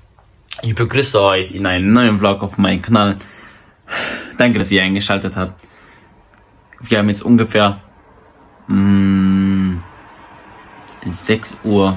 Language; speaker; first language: German; early bilingual, other home language; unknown